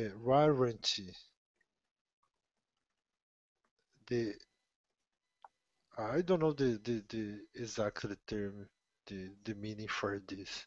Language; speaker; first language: English; non-native, learner; Portuguese